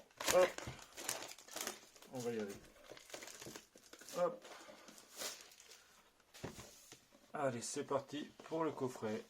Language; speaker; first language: French; native; French